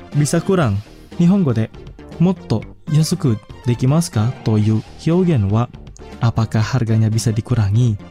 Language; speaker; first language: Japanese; non-native, fluent; Indonesian